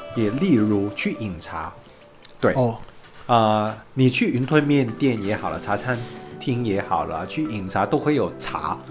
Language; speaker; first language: Chinese; non-native, fluent; Cantonese